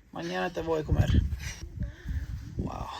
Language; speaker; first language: Spanish; non-native, learner; English